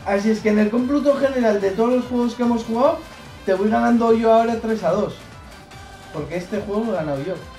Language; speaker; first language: Spanish; native; Spanish